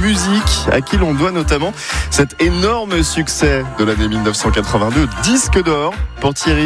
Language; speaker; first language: French; native; French